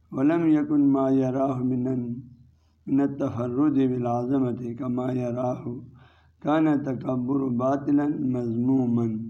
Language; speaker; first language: Urdu; non-native, local second language; Balti